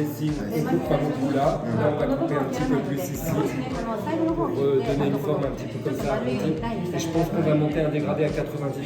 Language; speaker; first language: French; native; French